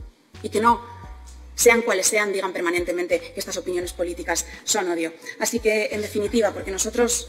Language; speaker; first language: Spanish; native; Spanish